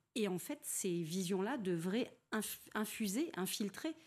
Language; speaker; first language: French; native; French